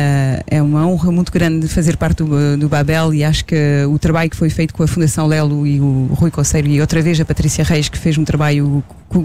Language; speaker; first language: Portuguese; non-native, fluent; French